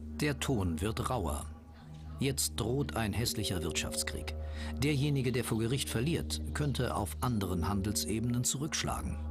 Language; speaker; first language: German; native; German